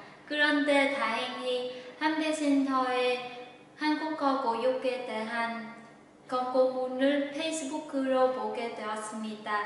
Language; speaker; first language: Korean; non-native, learner; Vietnamese